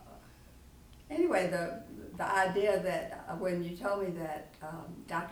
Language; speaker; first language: English; native; English